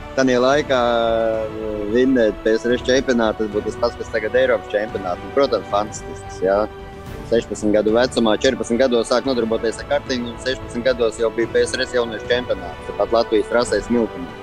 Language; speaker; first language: Latvian; native; Latvian